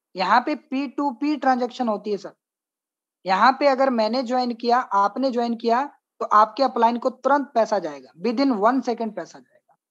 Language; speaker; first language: Hindi; native; Hindi